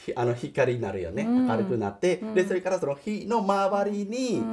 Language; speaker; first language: Japanese; non-native, fluent; Khmer